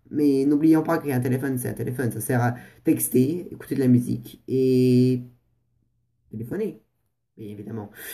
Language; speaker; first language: French; non-native, fluent; Russian